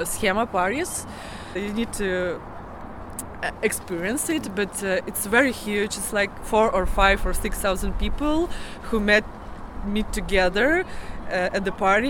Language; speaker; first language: English; non-native, learner; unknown